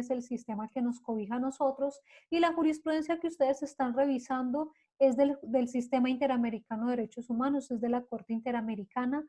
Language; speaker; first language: Spanish; native; Spanish